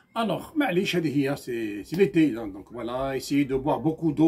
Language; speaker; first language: French; non-native, local second language; Arabic